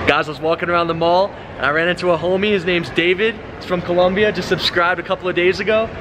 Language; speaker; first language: English; native; English